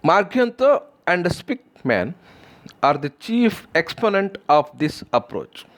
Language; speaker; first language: English; non-native, local second language; Kannada